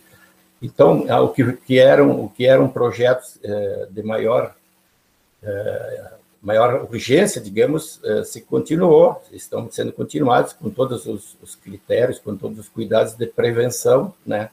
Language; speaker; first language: Portuguese; native; Portuguese